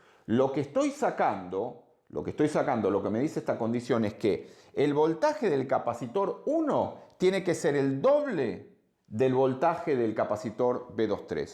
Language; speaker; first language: Spanish; native; Spanish